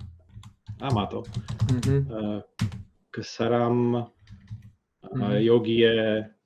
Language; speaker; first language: Korean; non-native, learner; English